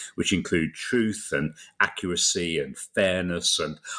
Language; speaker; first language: English; native; English